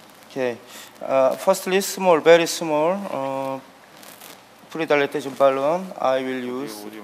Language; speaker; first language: English; non-native, learner; Korean